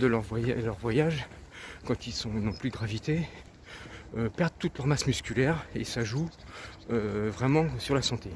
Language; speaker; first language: French; native; French